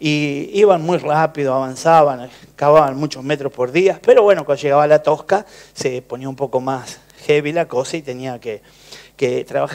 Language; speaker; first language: Spanish; native; Spanish